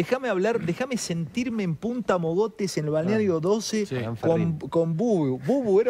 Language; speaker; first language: Spanish; native; Spanish